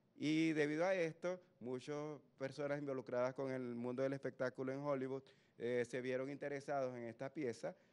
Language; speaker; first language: Spanish; native; Spanish